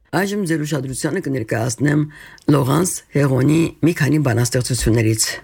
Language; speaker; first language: Armenian; native; Armenian